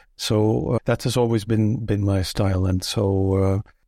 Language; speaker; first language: English; non-native, fluent; Dutch